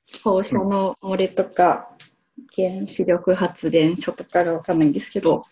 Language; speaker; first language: Japanese; native; Japanese